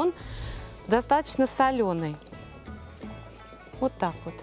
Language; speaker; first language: Russian; native; Russian